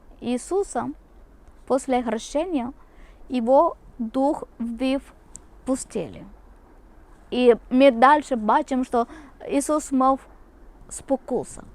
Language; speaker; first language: Ukrainian; non-native, local second language; Malayalam